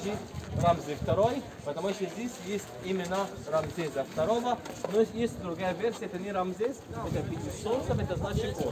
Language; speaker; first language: Russian; non-native, fluent; Arabic